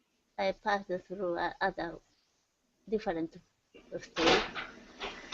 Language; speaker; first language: English; non-native, learner; Japanese